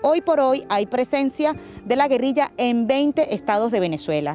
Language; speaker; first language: Spanish; native; Spanish